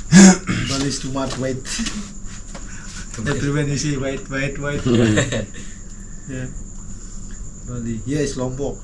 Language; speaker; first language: English; non-native, learner; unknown